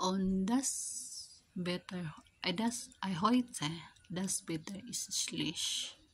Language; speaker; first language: German; non-native, learner; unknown